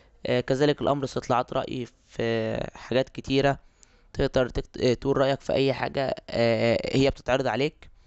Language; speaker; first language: Arabic; native; Arabic